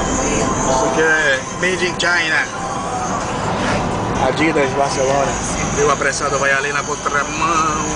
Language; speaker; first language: Portuguese; native; Portuguese